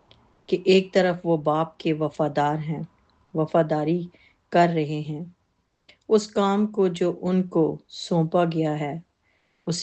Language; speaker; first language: Urdu; native; Urdu